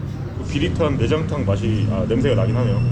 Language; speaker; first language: Korean; native; Korean